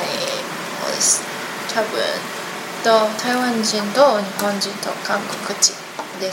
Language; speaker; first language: Japanese; non-native, learner; Chinese